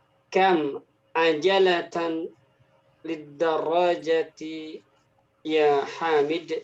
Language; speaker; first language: Arabic; non-native, fluent; Indonesian